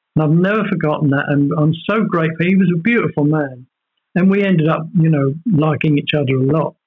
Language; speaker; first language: English; native; English